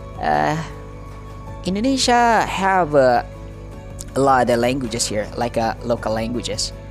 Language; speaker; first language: English; non-native, learner; Indonesian